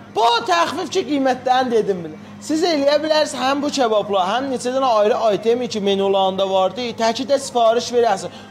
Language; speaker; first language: Azerbaijani; native; Azerbaijani